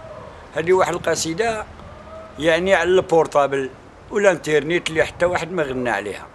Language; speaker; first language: Arabic; native; Arabic